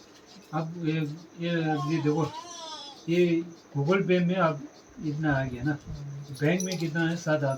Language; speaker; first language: Hindi; non-native, local second language; Tibetan